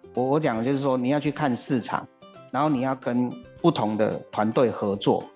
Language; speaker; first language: Chinese; native; Chinese